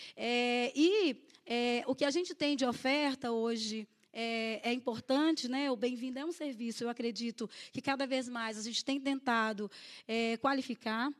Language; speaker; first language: Portuguese; native; Portuguese